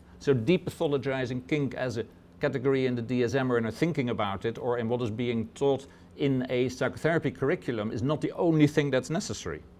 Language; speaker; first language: English; non-native, fluent; Dutch